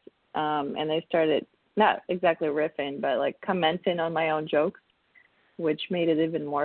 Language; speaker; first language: English; non-native, fluent; Russian